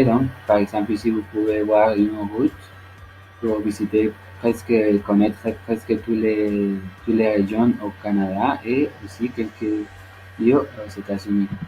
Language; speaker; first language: French; non-native, learner; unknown